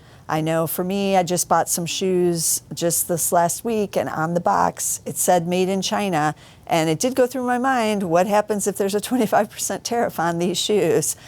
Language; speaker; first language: English; native; English